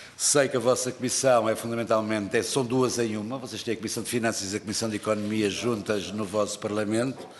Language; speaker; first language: Portuguese; native; Portuguese